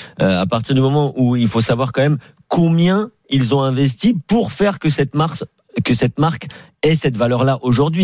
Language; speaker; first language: French; native; French